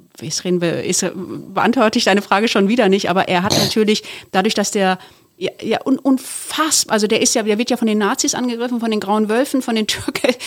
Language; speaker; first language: German; early bilingual, other home language; Turkish